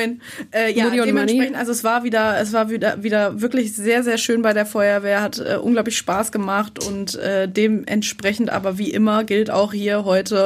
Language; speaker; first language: German; native; German